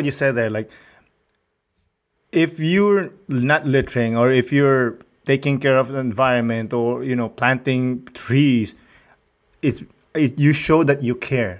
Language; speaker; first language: English; non-native, local second language; Filipino